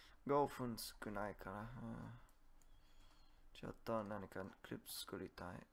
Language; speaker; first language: Japanese; non-native, learner; English